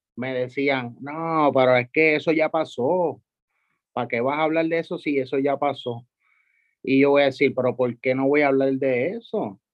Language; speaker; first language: Spanish; native; Spanish